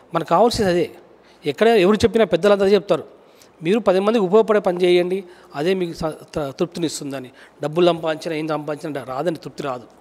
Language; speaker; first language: Telugu; native; Telugu